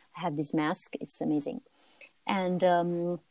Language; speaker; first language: English; non-native, fluent; Italian